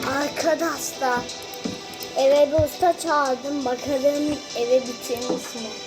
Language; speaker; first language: Turkish; native; Turkish